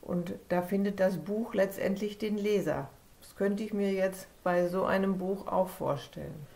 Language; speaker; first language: German; native; German